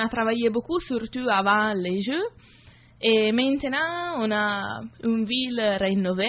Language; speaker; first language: French; non-native, learner; Italian